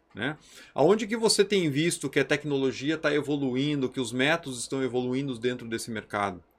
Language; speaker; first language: Portuguese; native; Portuguese